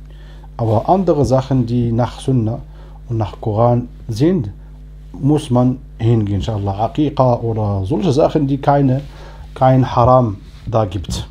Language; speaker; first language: German; non-native, fluent; Arabic